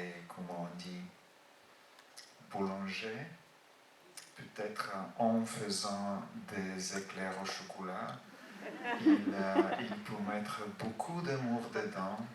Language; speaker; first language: French; non-native, fluent; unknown